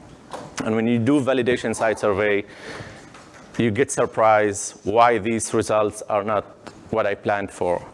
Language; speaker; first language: English; non-native, fluent; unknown